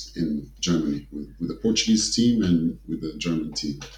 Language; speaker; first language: English; early bilingual, other home language; Kabuverdianu